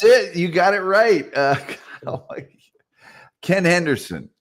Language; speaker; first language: English; native; English